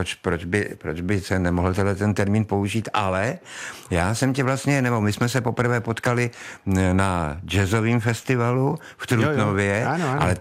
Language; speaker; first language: Czech; native; Czech